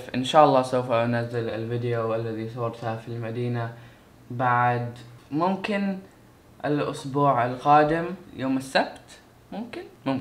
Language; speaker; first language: Arabic; early bilingual, heritage; Arabic